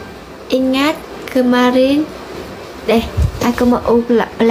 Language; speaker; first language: Indonesian; non-native, learner; Vietnamese